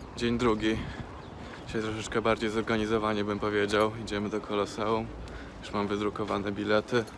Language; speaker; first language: Polish; native; Polish